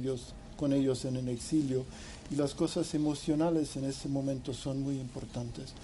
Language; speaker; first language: Spanish; non-native, fluent; English